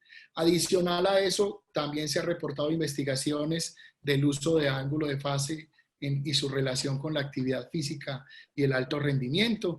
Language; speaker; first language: Spanish; native; Spanish